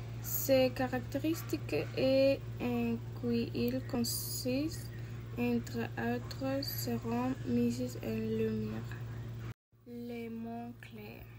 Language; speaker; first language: French; non-native, learner; Spanish